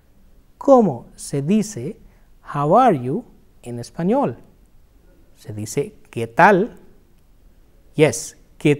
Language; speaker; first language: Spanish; non-native, fluent; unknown